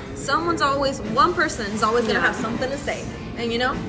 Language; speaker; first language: English; early bilingual, other home language; Spanish